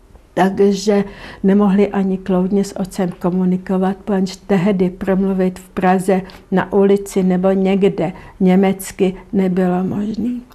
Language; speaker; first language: Czech; non-native, local second language; German